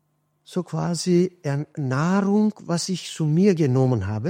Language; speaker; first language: German; non-native, fluent; Kurdish